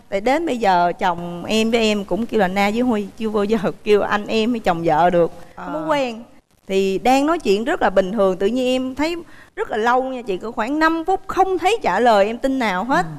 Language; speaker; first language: Vietnamese; native; Vietnamese